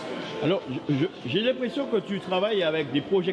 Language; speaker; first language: French; native; French